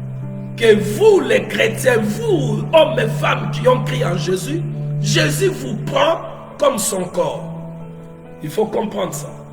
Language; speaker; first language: French; non-native, local second language; Lingala